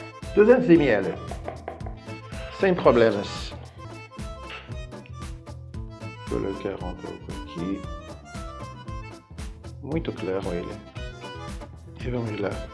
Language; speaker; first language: Portuguese; non-native, fluent; French